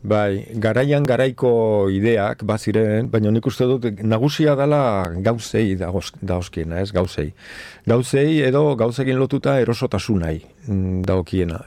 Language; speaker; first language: Basque; non-native, local second language; Spanish